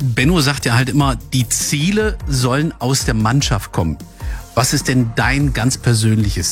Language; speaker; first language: German; native; German